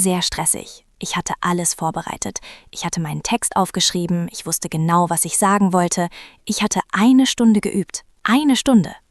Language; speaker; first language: German; non-native, fluent; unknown